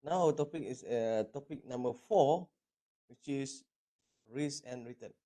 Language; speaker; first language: English; non-native, local second language; Malay